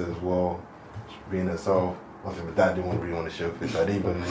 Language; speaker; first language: English; native; English